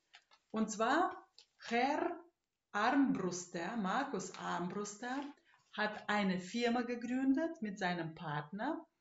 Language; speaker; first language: German; non-native, fluent; Russian